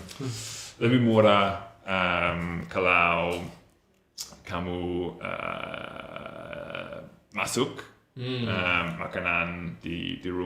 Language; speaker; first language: Indonesian; non-native, learner; English